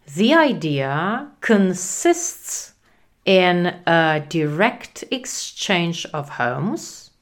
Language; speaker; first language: English; non-native, fluent; Czech